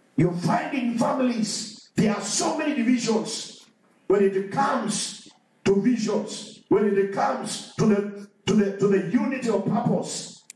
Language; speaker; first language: English; non-native, local second language; Swahili